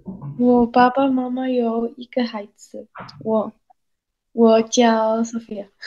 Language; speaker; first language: Chinese; non-native, learner; Spanish